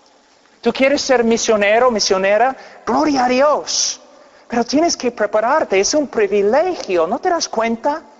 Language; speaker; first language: Spanish; non-native, fluent; English